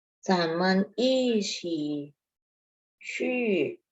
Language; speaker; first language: Chinese; non-native, fluent; Thai